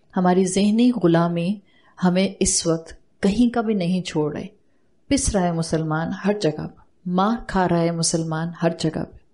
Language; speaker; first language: Urdu; native; Urdu